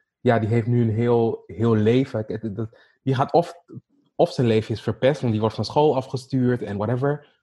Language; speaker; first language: Dutch; native; Dutch